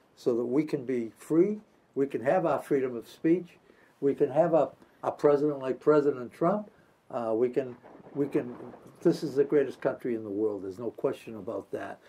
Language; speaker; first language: English; native; English